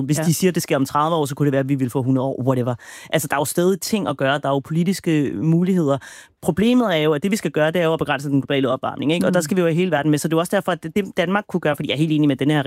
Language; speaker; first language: Danish; native; Danish